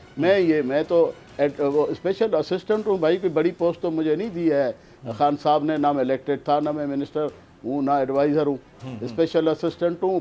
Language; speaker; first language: Urdu; non-native, local second language; Sindhi